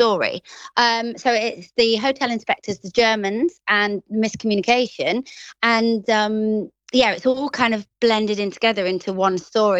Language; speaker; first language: English; native; English